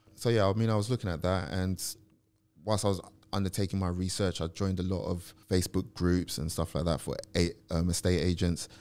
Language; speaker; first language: English; native; English